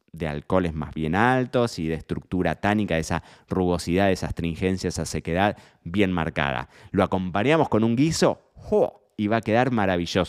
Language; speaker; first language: Spanish; native; Spanish